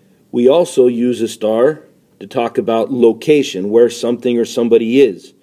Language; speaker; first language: English; native; English